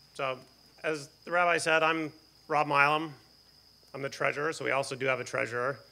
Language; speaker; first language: English; native; English